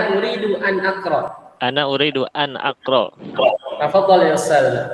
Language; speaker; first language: Arabic; non-native, fluent; Indonesian